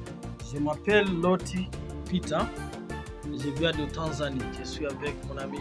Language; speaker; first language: French; non-native, learner; Swahili